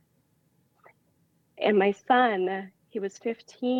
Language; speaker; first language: English; native; English